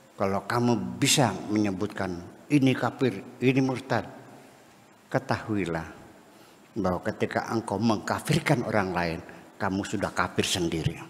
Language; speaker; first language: Indonesian; non-native, local second language; Javanese